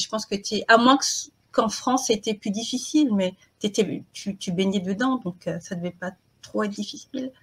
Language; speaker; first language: French; native; French